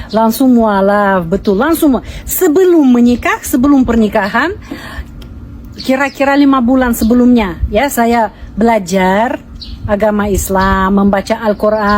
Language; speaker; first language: Indonesian; non-native, fluent; Russian